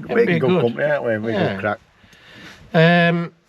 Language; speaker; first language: English; native; English